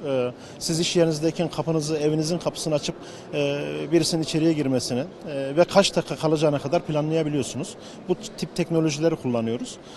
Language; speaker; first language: Turkish; native; Turkish